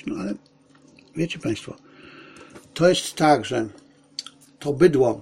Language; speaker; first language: Polish; native; Polish